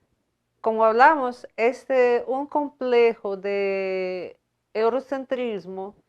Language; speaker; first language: Spanish; non-native, fluent; Russian